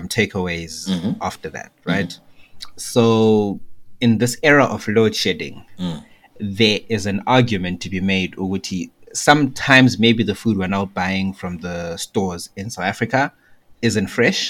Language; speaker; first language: English; non-native, local second language; Shona